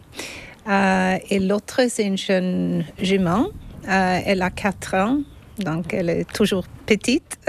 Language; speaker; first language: French; non-native, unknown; Swedish